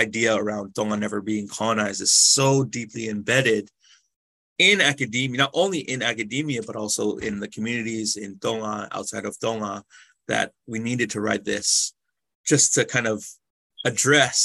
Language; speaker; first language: English; native; English